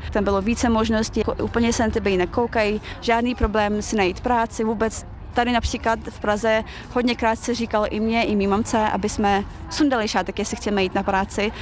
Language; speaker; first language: Czech; early bilingual, other home language; Chechen